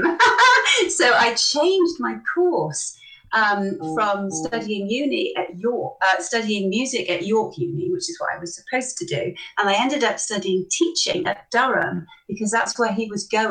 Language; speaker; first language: English; native; English